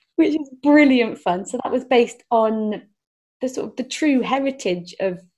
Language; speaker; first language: English; native; English